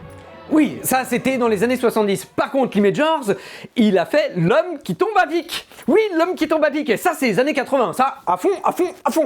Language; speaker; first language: French; native; French